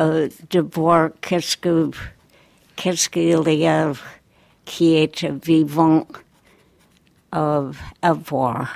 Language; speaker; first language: French; non-native, fluent; English